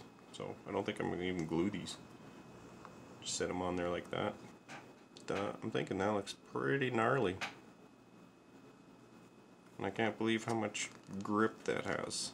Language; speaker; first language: English; native; English